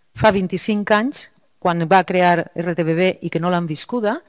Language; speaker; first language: Catalan; native; Catalan